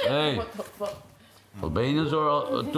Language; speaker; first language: English; non-native, learner; Albanian